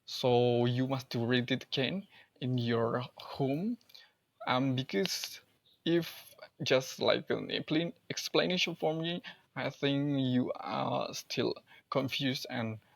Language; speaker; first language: English; non-native, learner; Indonesian